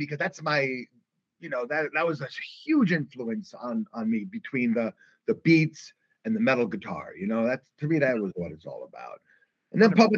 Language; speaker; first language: English; native; English